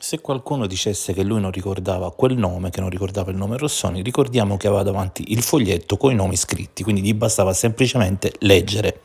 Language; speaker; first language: Italian; native; Italian